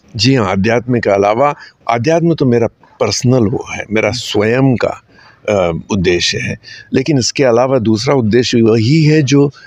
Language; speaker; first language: Hindi; native; Hindi